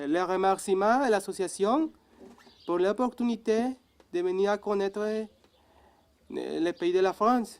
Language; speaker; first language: French; non-native, learner; Spanish